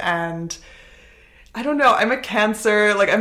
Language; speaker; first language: English; native; English